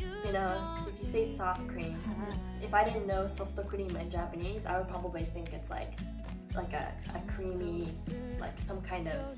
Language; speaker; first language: English; early bilingual, other home language; Japanese